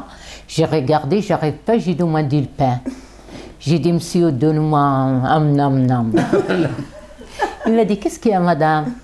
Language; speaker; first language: French; non-native, learner; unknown